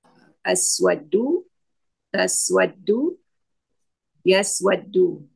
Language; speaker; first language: Arabic; non-native, learner; Indonesian